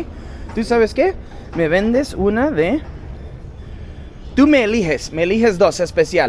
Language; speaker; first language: Spanish; non-native, fluent; English